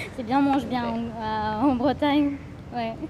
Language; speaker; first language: French; non-native, fluent; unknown